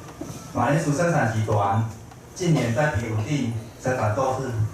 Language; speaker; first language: Chinese; native; Chinese